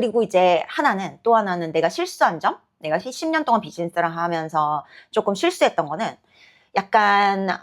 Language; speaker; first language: Korean; native; Korean